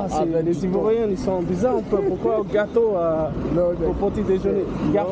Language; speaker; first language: French; non-native, learner; English